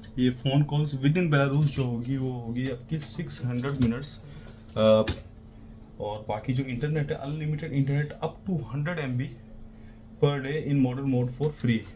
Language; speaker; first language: Hindi; native; Hindi